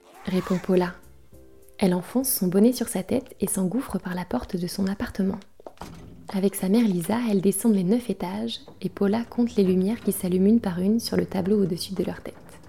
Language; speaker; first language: French; native; French